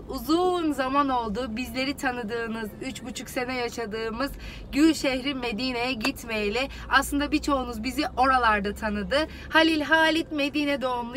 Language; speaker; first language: Turkish; native; Turkish